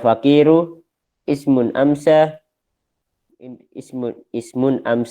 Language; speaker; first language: Arabic; non-native, learner; Indonesian